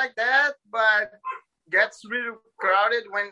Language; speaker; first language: English; non-native, learner; Portuguese